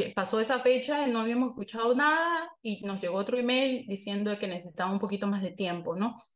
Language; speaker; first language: Spanish; native; Spanish